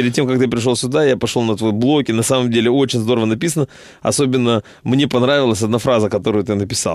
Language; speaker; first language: Russian; native; Russian